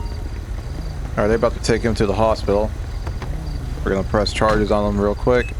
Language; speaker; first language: English; native; English